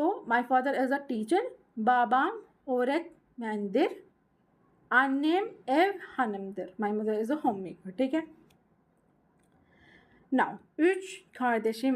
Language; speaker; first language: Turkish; non-native, learner; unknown